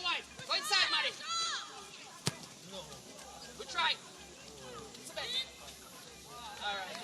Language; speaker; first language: English; native; English